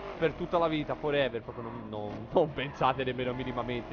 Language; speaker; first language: Italian; native; Italian